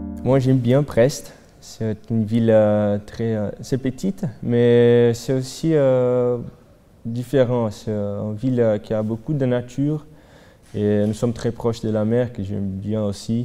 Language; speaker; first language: French; non-native, fluent; Portuguese